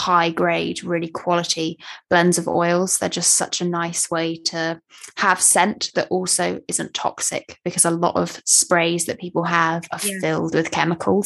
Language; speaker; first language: English; native; English